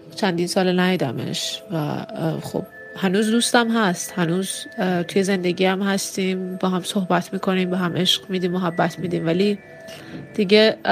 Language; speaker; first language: Persian; native; Persian